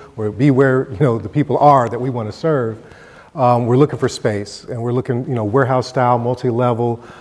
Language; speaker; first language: English; native; English